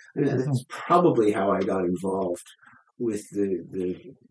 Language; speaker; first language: English; native; English